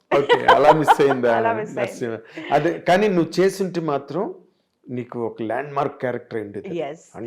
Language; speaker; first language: Telugu; native; Telugu